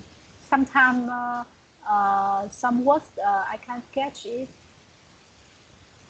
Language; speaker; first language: English; non-native, learner; Vietnamese